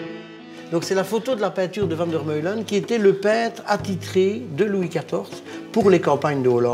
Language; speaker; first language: French; native; French